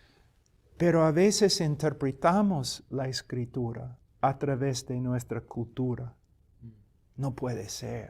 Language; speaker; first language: Spanish; non-native, fluent; English